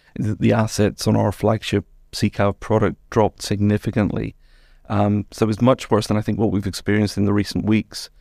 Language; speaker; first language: English; native; English